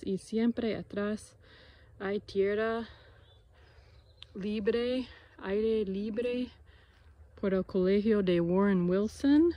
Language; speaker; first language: Spanish; non-native, learner; English